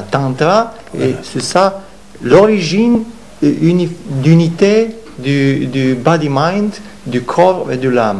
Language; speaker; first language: French; non-native, fluent; Romanian